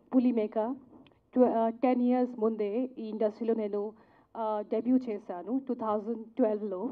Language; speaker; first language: Telugu; non-native, local second language; Hindi